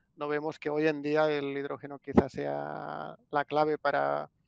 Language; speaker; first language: Spanish; non-native, local second language; Catalan